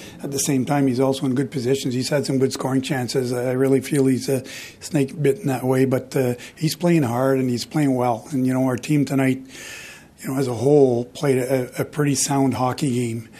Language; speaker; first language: English; non-native, fluent; French